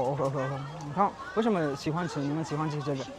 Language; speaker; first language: Chinese; non-native, learner; Amharic